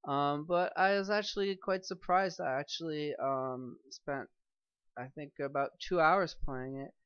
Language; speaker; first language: English; native; English